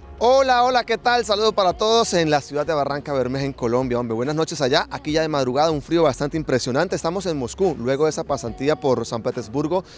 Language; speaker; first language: Spanish; native; Spanish